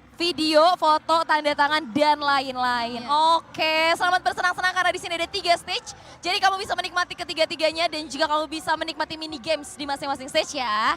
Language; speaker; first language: Indonesian; native; Indonesian